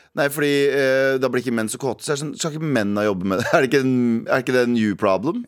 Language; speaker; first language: Norwegian; native; Norwegian